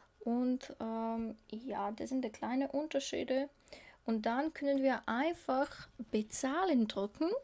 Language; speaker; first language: German; non-native, learner; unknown